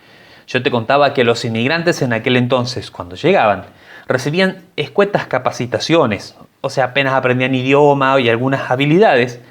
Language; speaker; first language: Spanish; native; Spanish